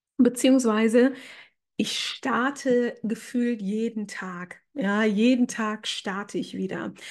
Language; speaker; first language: German; native; German